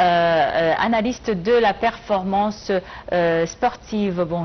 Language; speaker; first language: French; non-native, fluent; Arabic